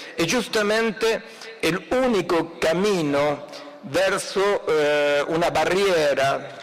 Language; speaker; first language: Italian; non-native, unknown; Spanish